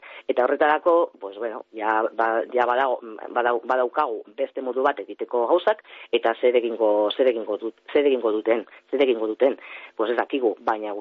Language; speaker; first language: Basque; non-native, local second language; Spanish